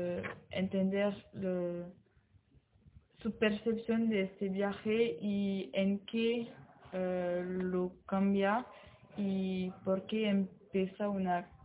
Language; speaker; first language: Spanish; non-native, learner; French